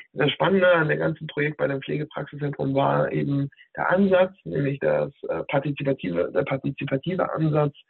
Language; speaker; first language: German; native; German